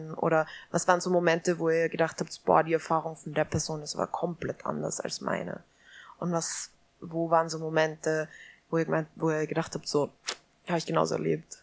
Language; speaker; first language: German; native; German